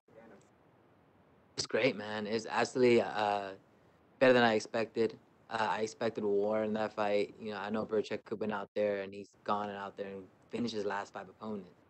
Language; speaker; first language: English; non-native, fluent; Spanish